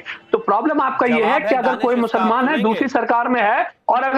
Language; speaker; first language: Hindi; native; Hindi